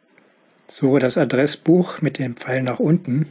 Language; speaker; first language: German; native; German